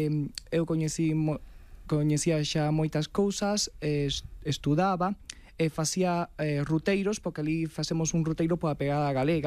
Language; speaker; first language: Galician; non-native, fluent; Spanish